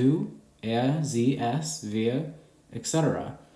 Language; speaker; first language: German; non-native, learner; English